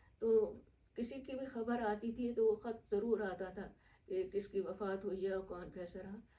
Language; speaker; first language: Urdu; native; Urdu